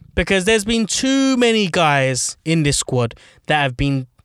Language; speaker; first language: English; native; English